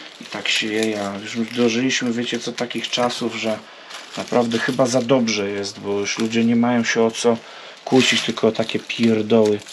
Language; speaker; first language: Polish; native; Polish